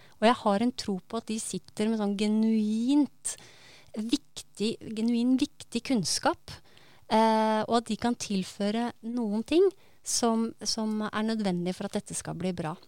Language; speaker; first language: Norwegian; native; Norwegian